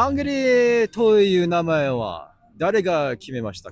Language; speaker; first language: Japanese; non-native, learner; English